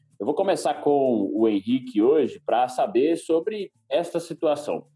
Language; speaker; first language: Portuguese; native; Portuguese